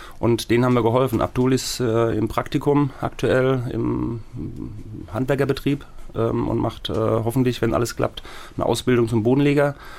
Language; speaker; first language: German; native; German